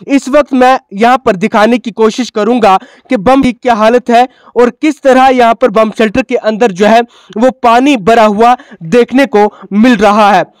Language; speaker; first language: Hindi; non-native, local second language; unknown